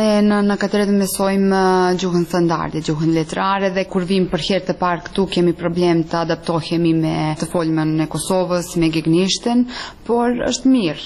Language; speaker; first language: Albanian; non-native, fluent; Serbian